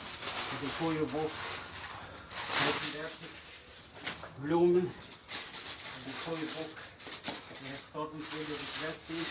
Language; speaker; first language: Dutch; non-native, learner; Arabic